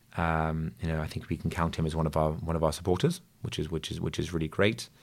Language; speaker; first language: English; native; English